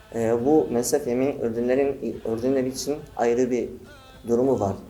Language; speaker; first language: Turkish; non-native, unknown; Arabic